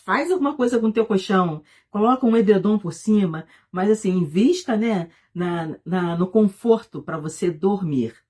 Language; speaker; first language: Portuguese; native; Portuguese